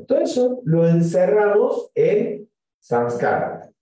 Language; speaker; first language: Spanish; native; Spanish